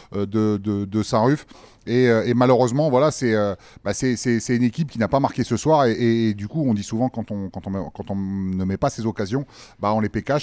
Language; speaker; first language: French; native; French